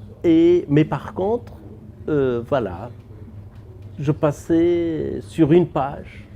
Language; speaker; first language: French; non-native, fluent; Persian